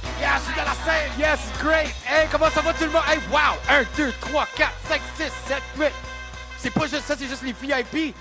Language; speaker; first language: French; non-native, local second language; English